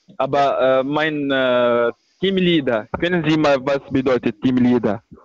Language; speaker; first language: German; non-native, learner; Arabic